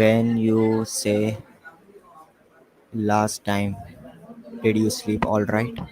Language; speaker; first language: English; non-native, learner; Hindi